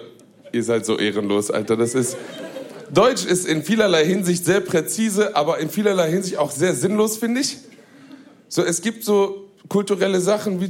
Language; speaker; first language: German; native; German